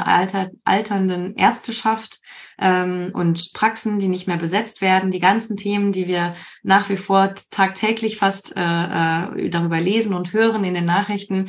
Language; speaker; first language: German; native; German